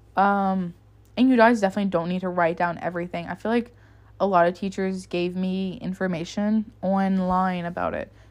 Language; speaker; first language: English; native; English